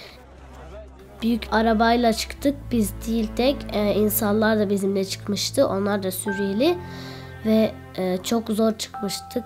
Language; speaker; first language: Turkish; early bilingual, other home language; Arabic